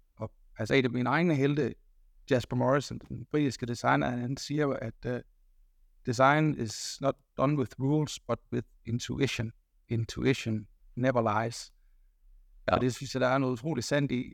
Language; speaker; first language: Danish; native; Danish